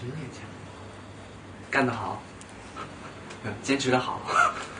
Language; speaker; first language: Chinese; native; Chinese